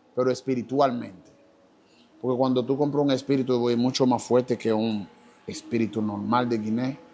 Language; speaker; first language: Spanish; non-native, fluent; Haitian Creole